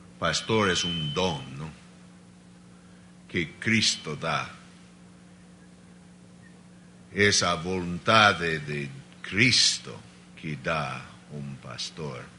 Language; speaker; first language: Spanish; non-native, learner; Portuguese